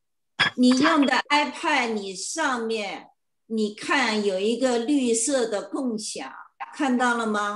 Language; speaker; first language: Chinese; native; Chinese